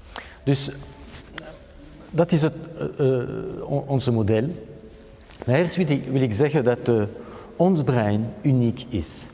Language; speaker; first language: Dutch; non-native, local second language; French